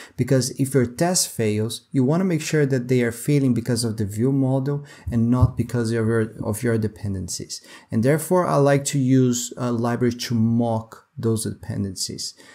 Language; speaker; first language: English; non-native, fluent; Portuguese